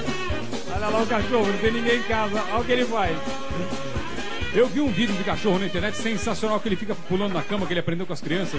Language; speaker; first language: Portuguese; native; Portuguese